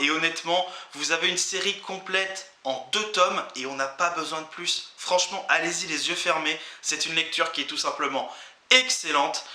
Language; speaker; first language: French; native; French